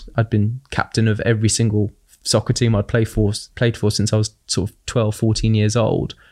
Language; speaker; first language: English; native; English